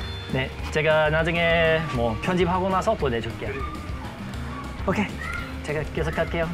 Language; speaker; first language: Korean; non-native, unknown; English